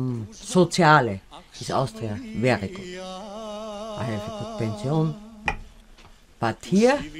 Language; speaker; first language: English; non-native, learner; German